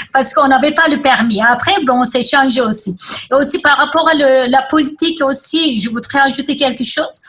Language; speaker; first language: French; non-native, fluent; Kurdish